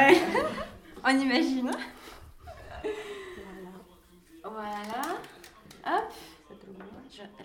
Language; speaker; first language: French; native; French